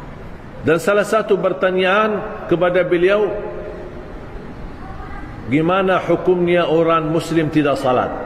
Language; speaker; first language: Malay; non-native, fluent; Arabic